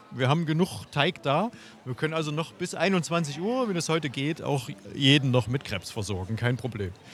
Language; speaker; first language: German; native; German